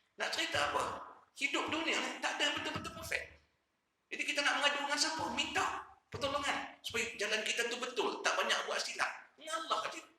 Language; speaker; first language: Malay; native; Malay